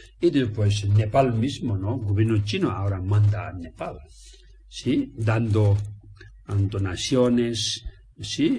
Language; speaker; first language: Spanish; non-native, learner; Tibetan